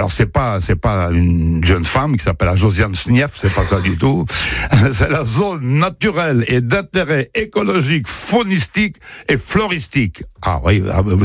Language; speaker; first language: French; native; French